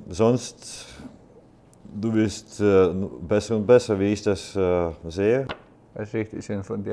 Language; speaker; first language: German; non-native, fluent; Icelandic